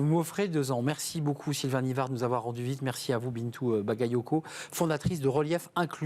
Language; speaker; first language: French; native; French